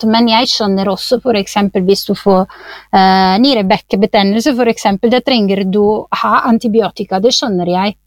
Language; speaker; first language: Norwegian; non-native, fluent; Italian